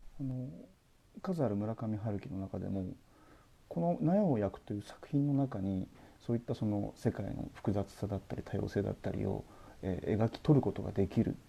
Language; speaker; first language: Japanese; native; Japanese